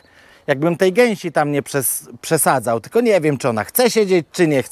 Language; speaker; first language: Polish; native; Polish